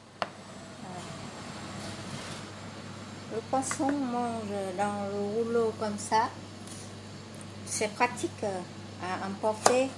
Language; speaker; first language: French; non-native, fluent; Vietnamese